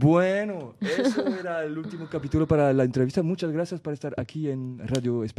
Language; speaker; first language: Spanish; non-native, fluent; French